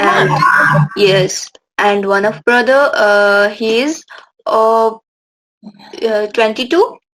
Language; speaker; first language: English; non-native, learner; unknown